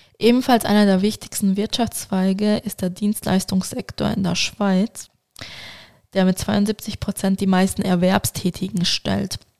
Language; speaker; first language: German; early bilingual, other home language; Turkish